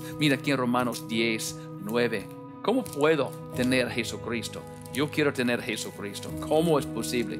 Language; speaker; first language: Spanish; non-native, learner; English